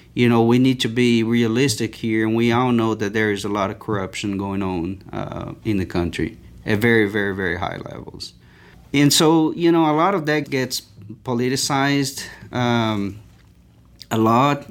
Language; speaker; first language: English; non-native, fluent; Portuguese